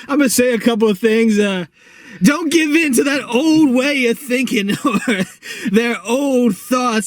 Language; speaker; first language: English; native; English